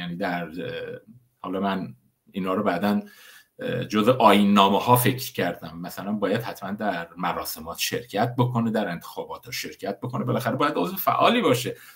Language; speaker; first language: Persian; non-native, local second language; Kurdish